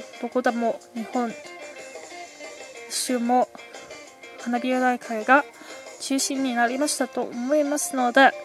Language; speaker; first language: Japanese; non-native, learner; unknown